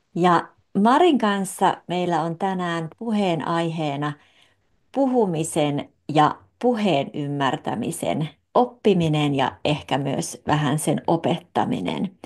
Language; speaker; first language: Finnish; native; Finnish